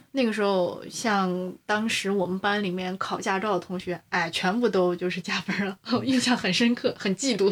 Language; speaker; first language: Chinese; native; Chinese